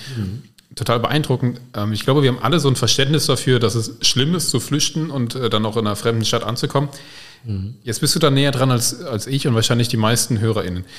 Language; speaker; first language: German; native; German